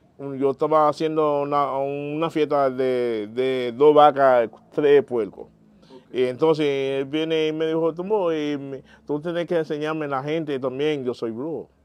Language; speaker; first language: Spanish; non-native, learner; Haitian Creole